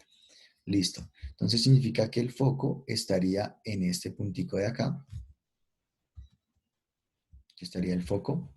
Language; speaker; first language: Spanish; native; Spanish